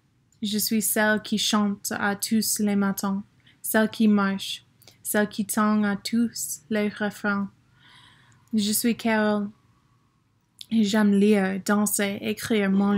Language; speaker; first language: French; non-native, learner; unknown